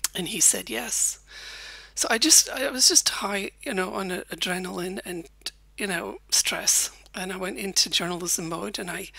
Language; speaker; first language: English; native; English